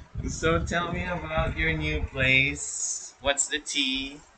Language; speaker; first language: English; non-native, local second language; Filipino